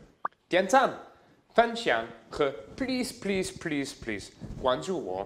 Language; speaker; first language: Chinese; non-native, learner; German